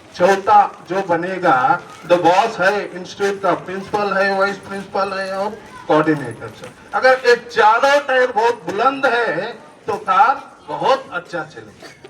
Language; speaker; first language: Hindi; non-native, local second language; Kannada